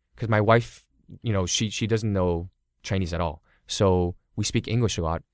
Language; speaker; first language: English; early bilingual, other home language; Cantonese